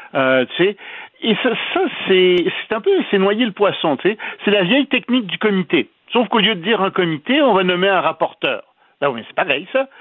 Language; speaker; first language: French; native; French